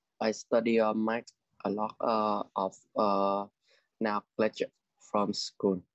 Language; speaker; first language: English; non-native, learner; Vietnamese